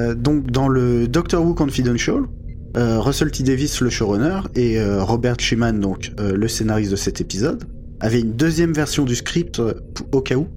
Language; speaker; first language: French; native; French